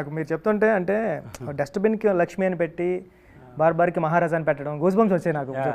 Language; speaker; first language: Telugu; native; Telugu